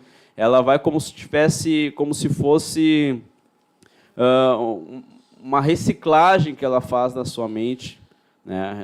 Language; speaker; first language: Portuguese; native; Portuguese